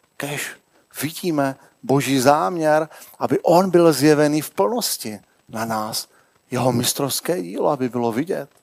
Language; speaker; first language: Czech; native; Czech